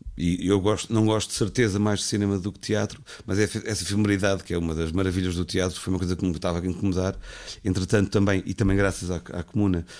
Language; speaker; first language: Portuguese; native; Portuguese